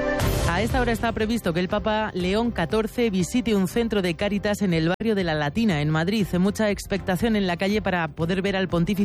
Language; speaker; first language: Spanish; native; Spanish